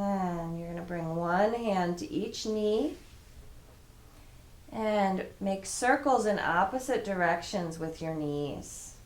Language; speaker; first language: English; native; English